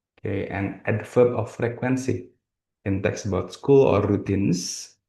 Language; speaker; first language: English; non-native, fluent; Indonesian